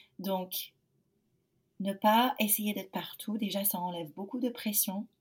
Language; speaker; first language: French; non-native, fluent; English